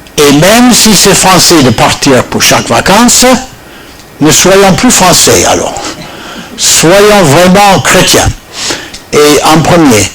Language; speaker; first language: French; non-native, fluent; English